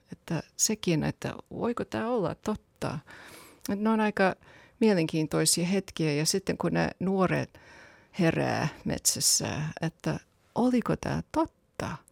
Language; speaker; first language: Finnish; non-native, fluent; English